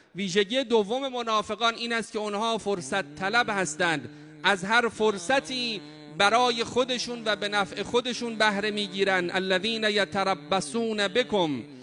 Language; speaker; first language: Persian; native; Persian